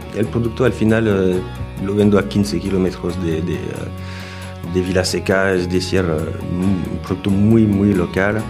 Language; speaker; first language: Spanish; non-native, learner; French